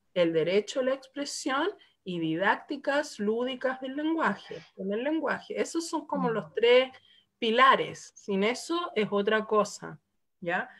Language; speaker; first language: Spanish; native; Spanish